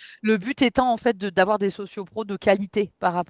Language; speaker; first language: French; native; French